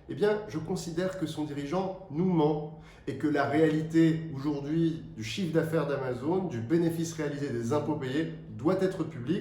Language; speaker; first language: French; native; French